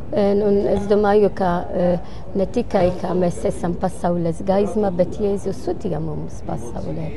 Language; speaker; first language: Latvian; non-native, learner; Maltese